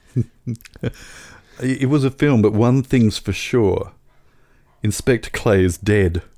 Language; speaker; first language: English; native; English